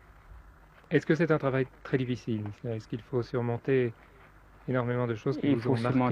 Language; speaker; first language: French; native; French